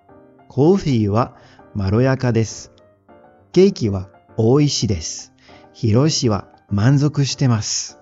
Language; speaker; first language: Japanese; non-native, fluent; French